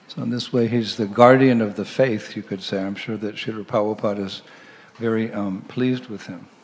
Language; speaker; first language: English; native; English